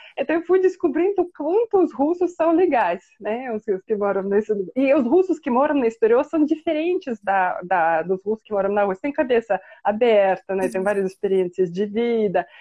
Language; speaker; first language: Portuguese; non-native, fluent; Russian